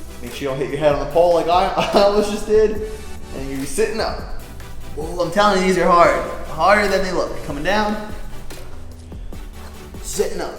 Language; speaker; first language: English; native; English